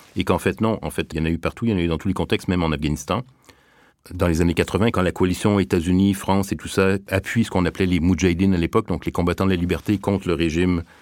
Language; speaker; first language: French; native; French